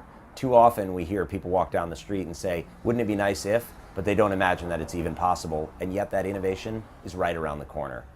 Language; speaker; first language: English; native; English